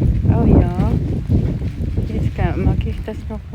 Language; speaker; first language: German; non-native, fluent; Cebuano